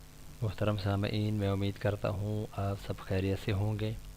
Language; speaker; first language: Urdu; native; Urdu